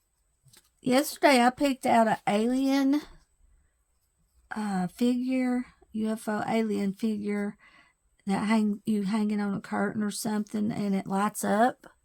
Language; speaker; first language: English; native; English